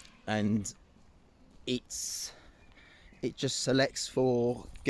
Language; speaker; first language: English; native; English